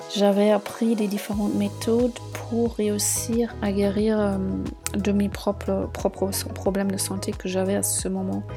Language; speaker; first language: French; non-native, fluent; German